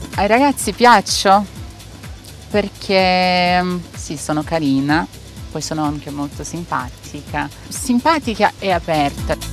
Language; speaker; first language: Italian; non-native, fluent; Portuguese